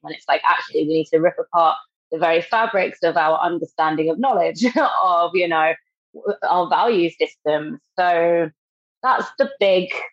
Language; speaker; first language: English; native; English